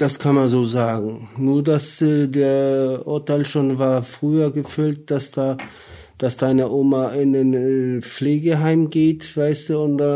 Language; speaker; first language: German; non-native, learner; Polish